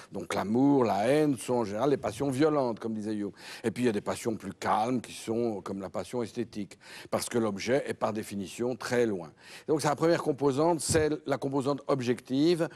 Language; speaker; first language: French; native; French